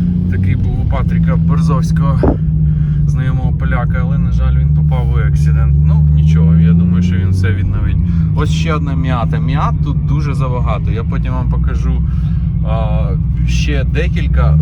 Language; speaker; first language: Ukrainian; non-native, fluent; Russian